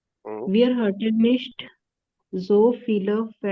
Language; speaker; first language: German; non-native, learner; Hindi